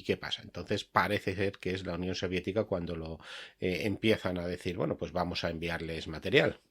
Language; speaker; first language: Spanish; native; Spanish